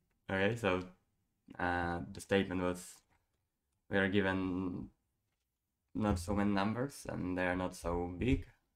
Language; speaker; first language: English; non-native, fluent; Polish